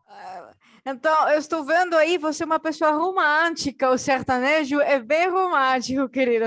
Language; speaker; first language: Portuguese; non-native, fluent; Spanish